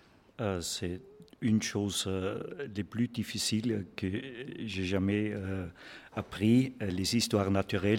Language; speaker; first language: French; non-native, fluent; German